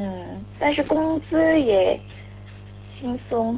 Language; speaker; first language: Chinese; non-native, learner; Korean